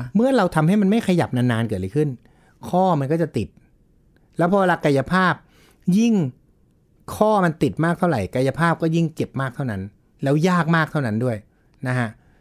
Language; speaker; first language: Thai; native; Thai